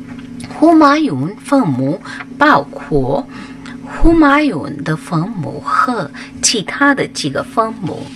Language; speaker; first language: Chinese; non-native, learner; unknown